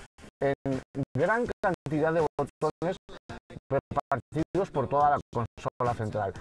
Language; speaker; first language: Spanish; native; Spanish